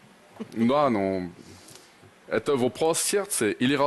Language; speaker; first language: Russian; non-native, learner; French